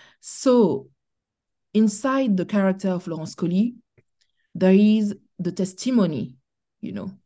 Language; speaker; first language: English; non-native, learner; French